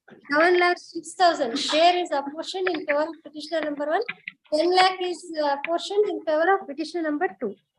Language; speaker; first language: English; non-native, local second language; Kannada